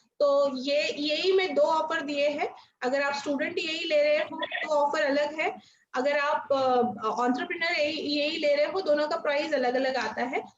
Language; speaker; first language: Hindi; non-native, local second language; Marathi